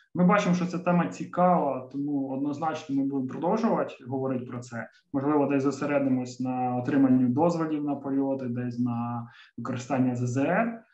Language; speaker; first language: Ukrainian; native; Ukrainian